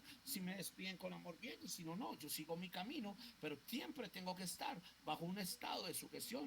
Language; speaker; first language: Spanish; native; Spanish